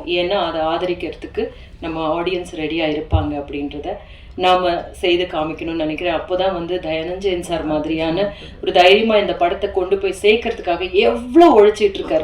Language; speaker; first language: Tamil; native; Tamil